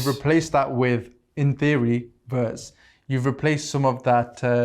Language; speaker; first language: English; native; English